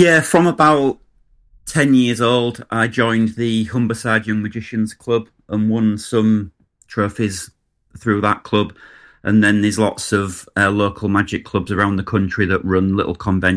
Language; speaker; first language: English; native; English